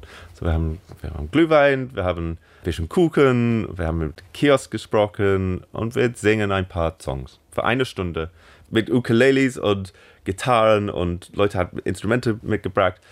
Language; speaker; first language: German; non-native, learner; English